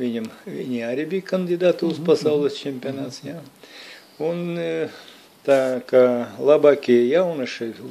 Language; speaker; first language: Latvian; non-native, local second language; Russian